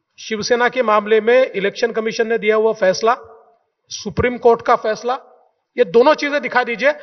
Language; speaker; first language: Hindi; non-native, local second language; Marathi